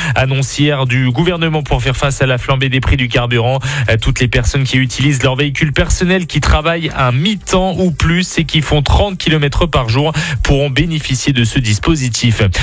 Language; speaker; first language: French; native; French